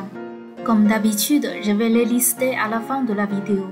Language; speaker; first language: French; non-native, fluent; Chinese